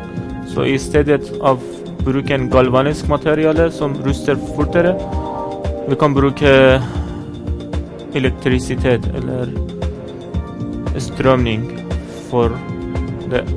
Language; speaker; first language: Norwegian; non-native, fluent; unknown